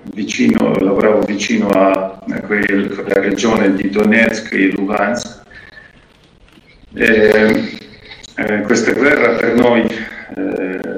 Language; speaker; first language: Italian; non-native, fluent; Ukrainian